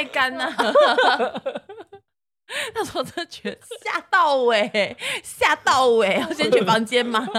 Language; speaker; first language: Chinese; native; Chinese